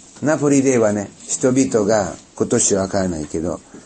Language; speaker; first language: Japanese; non-native, fluent; Italian